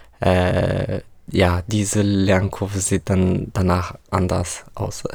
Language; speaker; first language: German; non-native, fluent; Arabic